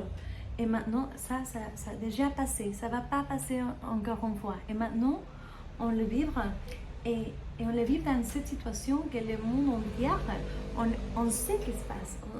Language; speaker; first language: French; non-native, learner; Spanish